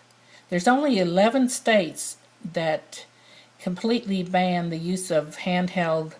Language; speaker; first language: English; native; English